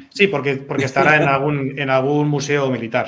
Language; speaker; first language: Spanish; native; Spanish